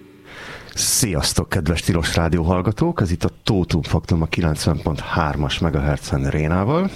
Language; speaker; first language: Hungarian; native; Hungarian